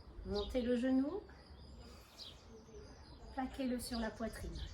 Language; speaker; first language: French; native; French